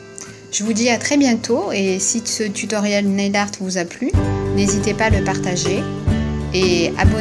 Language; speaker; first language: French; native; French